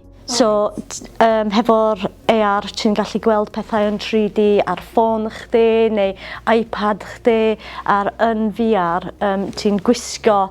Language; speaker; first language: Welsh; non-native, local second language; English